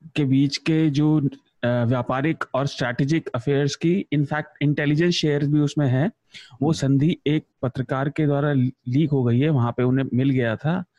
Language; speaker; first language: Hindi; native; Hindi